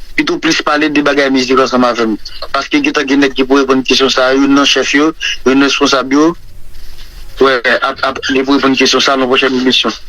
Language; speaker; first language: Haitian Creole; native; Haitian Creole